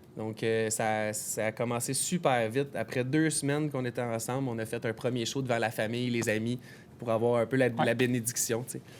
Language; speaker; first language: French; native; French